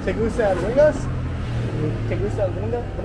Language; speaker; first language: Spanish; non-native, learner; English